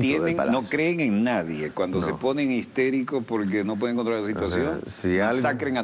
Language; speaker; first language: Spanish; native; Spanish